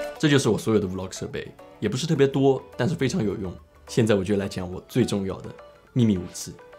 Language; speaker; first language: Chinese; native; Chinese